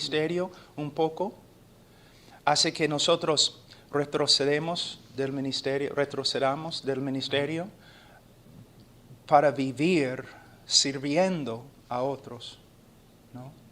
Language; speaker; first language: Spanish; non-native, fluent; English